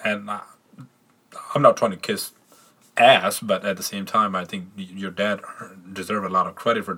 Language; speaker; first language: English; non-native, local second language; Punjabi